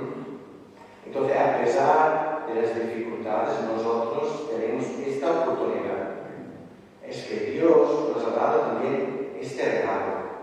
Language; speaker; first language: Spanish; non-native, fluent; Italian